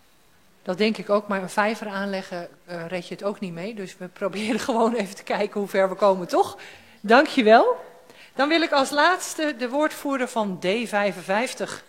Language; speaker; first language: Dutch; native; Dutch